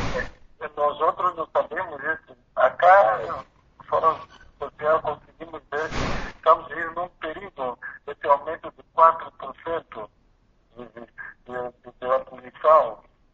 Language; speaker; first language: Spanish; non-native, learner; Portuguese